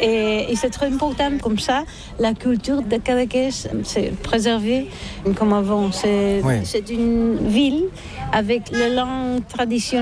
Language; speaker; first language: French; non-native, learner; Catalan